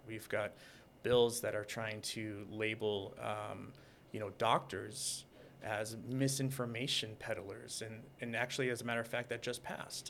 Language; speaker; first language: English; native; English